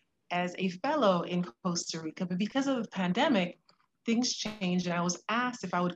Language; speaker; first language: English; native; English